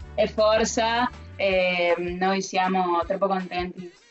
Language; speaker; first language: Italian; non-native, fluent; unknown